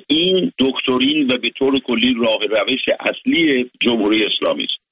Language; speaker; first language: Persian; native; Persian